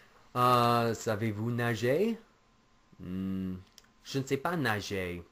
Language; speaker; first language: French; non-native, fluent; English